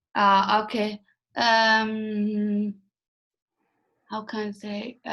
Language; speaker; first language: English; non-native, learner; Arabic